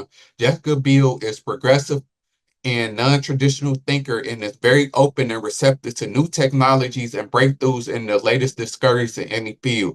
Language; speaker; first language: English; native; English